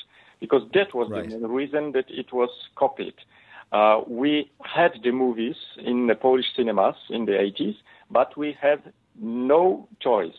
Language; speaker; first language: English; non-native, fluent; Polish